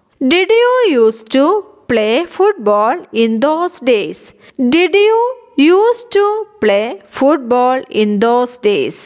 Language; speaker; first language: English; non-native, local second language; Malayalam